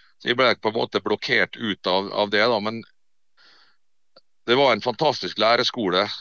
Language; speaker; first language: Norwegian; native; Norwegian